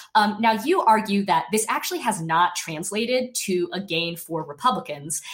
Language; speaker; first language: English; native; English